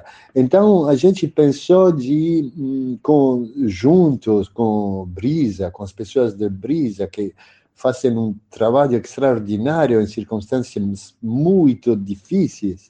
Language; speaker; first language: Portuguese; non-native, fluent; Italian